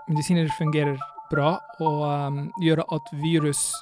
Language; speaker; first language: Norwegian; non-native, fluent; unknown